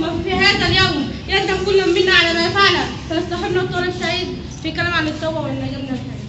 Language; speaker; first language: Arabic; native; Arabic